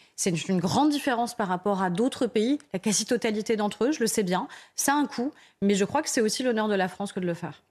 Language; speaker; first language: French; native; French